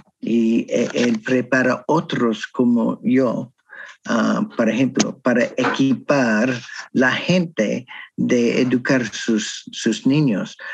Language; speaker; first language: Spanish; non-native, learner; English